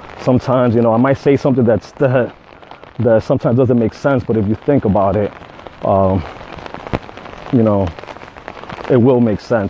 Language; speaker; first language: English; native; English